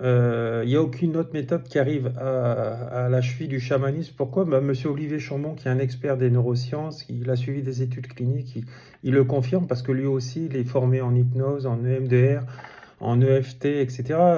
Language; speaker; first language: French; native; French